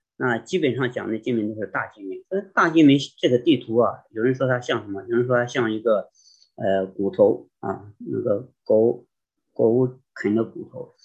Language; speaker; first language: Chinese; native; Chinese